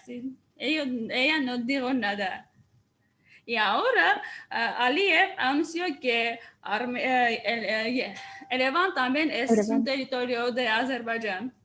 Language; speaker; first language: Spanish; non-native, fluent; Armenian